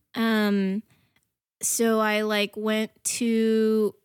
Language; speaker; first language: English; native; English